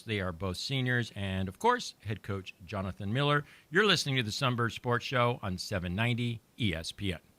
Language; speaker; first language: English; native; English